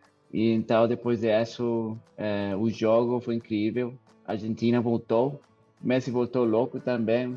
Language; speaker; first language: Portuguese; non-native, fluent; Spanish